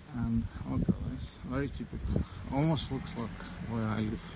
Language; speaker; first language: English; non-native, fluent; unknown